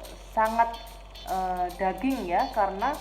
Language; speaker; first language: Indonesian; native; Indonesian